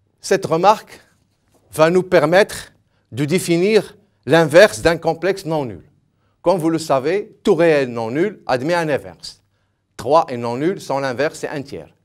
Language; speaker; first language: French; non-native, local second language; Arabic